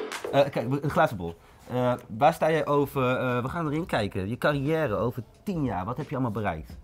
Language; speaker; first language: Dutch; native; Dutch